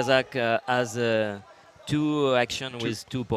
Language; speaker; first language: English; non-native, learner; French